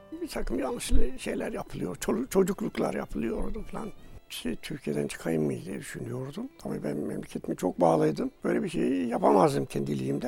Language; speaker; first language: Turkish; native; Turkish